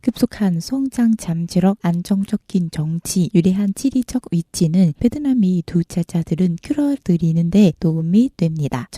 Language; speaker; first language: Korean; non-native, fluent; Vietnamese